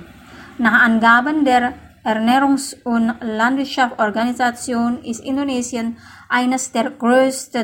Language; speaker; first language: German; non-native, fluent; Indonesian